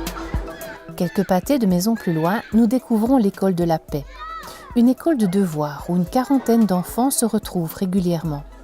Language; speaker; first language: French; native; French